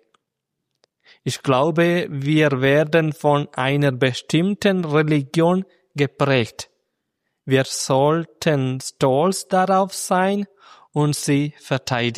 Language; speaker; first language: German; non-native, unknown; Malayalam